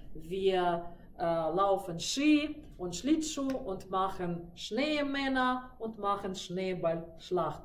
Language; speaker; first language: German; non-native, fluent; Russian